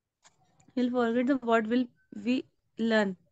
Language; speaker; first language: English; non-native, learner; Hindi